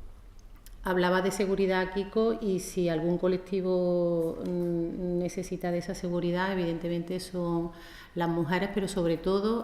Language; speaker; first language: Spanish; native; Spanish